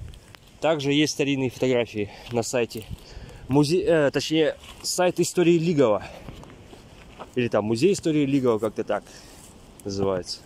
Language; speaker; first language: Russian; native; Russian